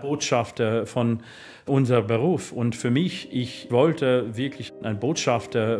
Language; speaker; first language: German; non-native, fluent; English